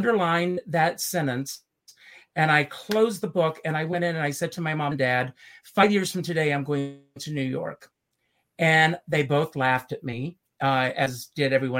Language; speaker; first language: English; native; English